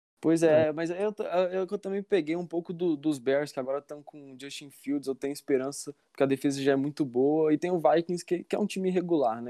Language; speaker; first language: Portuguese; native; Portuguese